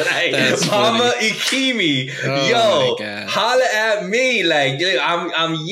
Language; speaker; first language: English; native; English